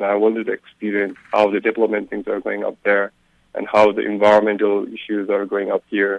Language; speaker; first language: English; non-native, local second language; Eastern Tamang